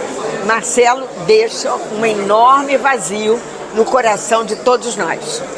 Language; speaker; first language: Portuguese; native; Portuguese